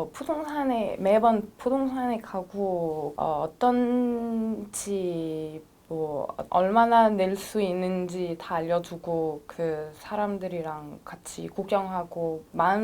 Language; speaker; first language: Korean; non-native, fluent; French